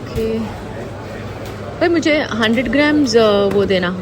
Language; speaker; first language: Hindi; non-native, local second language; Kannada